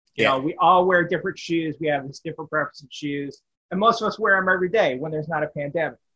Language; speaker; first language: English; native; English